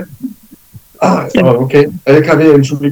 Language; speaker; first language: German; non-native, fluent; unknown